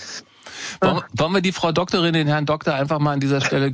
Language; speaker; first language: German; native; German